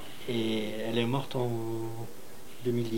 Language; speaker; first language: French; non-native, local second language; Arabic